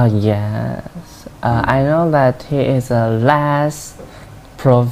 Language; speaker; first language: English; non-native, learner; Chinese